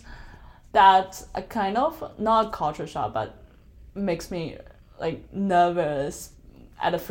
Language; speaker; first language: English; non-native, fluent; Chinese